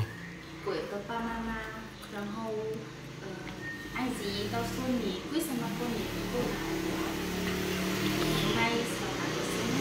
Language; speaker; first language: Chinese; non-native, learner; Vietnamese